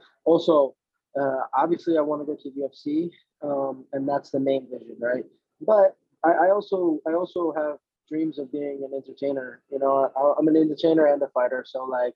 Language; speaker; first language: English; native; English